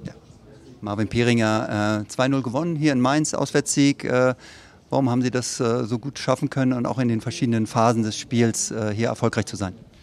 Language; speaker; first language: German; native; German